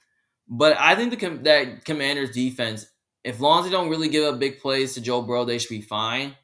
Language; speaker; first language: English; native; English